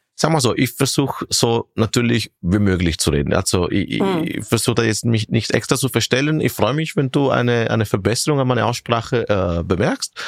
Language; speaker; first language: German; non-native, fluent; Italian